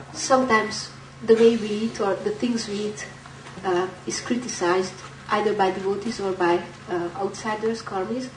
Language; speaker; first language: English; non-native, fluent; Hungarian